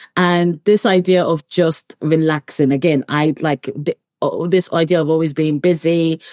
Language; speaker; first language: English; early bilingual, other home language; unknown